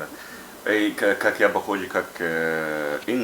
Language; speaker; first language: Russian; non-native, learner; Arabic